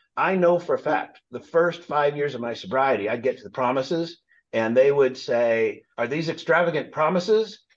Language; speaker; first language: English; native; English